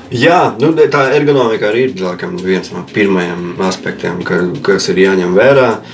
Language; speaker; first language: Latvian; non-native, local second language; Russian